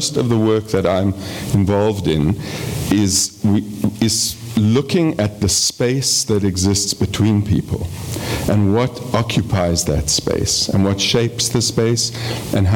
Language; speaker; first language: English; native; English